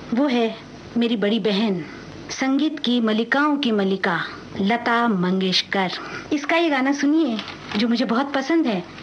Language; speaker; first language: Hindi; non-native, local second language; Marathi